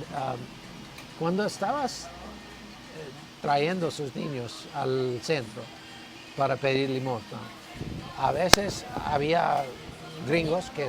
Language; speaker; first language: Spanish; non-native, learner; English